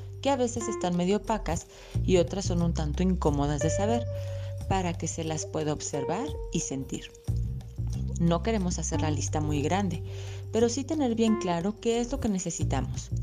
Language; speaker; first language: Spanish; native; Spanish